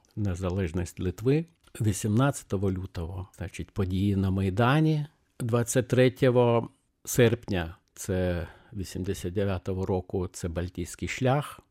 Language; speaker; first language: Ukrainian; non-native, fluent; Lithuanian